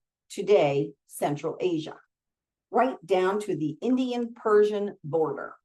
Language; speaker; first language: English; native; English